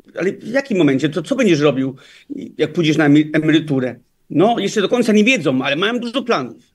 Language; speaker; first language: Polish; early bilingual, heritage; Danish